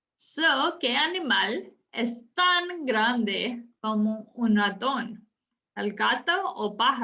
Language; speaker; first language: Spanish; non-native, fluent; English